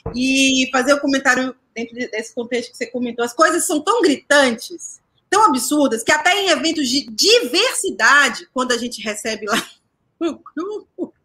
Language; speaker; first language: Portuguese; native; Portuguese